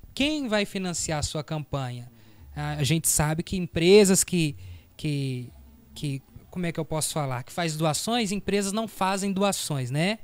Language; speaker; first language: Portuguese; native; Portuguese